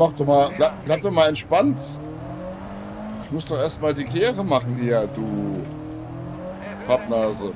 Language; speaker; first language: German; native; German